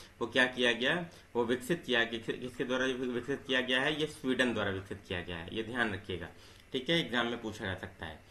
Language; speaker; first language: Hindi; native; Hindi